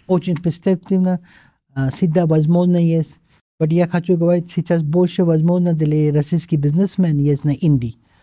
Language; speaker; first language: Russian; non-native, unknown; Hindi